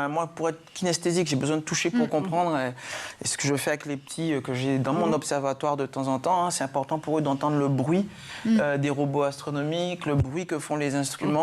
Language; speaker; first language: French; native; French